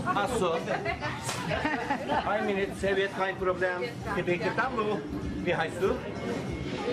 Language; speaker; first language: German; non-native, learner; Turkish